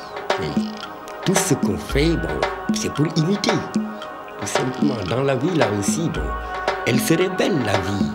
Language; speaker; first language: French; non-native, local second language; Wolof